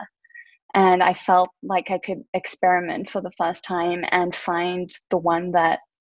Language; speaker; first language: English; early bilingual, other home language; French